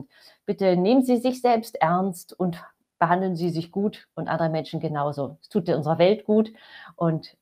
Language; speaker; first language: German; native; German